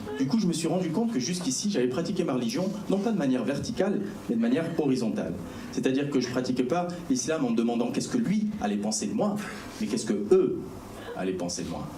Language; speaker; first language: French; early bilingual, other home language; Arabic